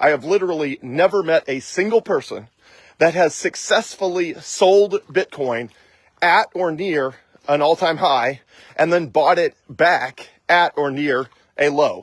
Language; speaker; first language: English; native; English